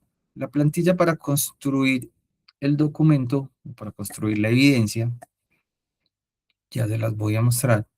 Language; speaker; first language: Spanish; native; Spanish